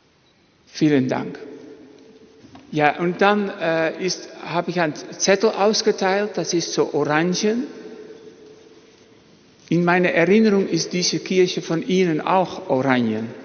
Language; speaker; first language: German; non-native, fluent; Dutch